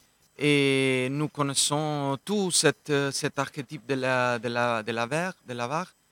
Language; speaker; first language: French; non-native, local second language; Italian